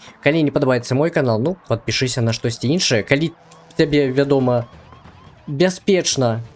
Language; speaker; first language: Belarusian; non-native, local second language; Russian